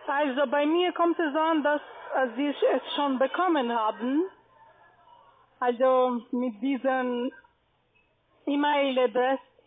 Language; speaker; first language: German; non-native, fluent; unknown